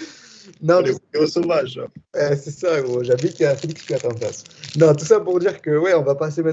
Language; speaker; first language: French; native; French